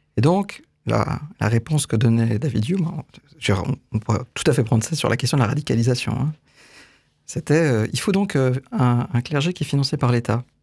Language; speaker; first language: French; native; French